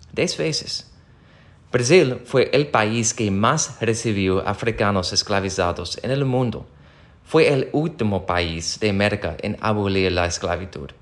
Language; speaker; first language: Spanish; non-native, fluent; English